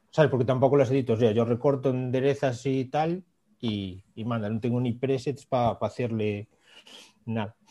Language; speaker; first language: Spanish; native; Spanish